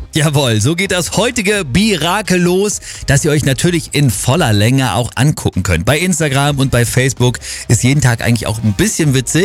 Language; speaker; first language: German; native; German